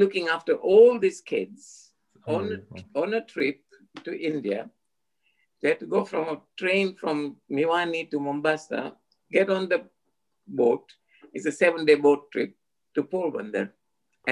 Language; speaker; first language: English; non-native, local second language; Gujarati